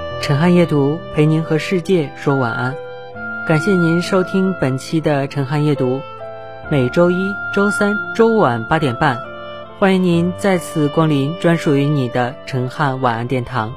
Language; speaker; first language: Chinese; native; Chinese